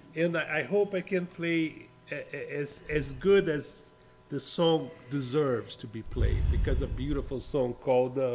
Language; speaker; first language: English; non-native, fluent; Portuguese